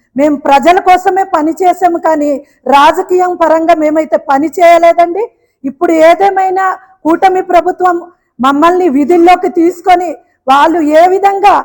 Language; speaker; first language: Telugu; native; Telugu